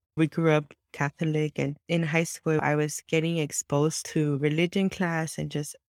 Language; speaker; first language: English; early bilingual, other home language; Spanish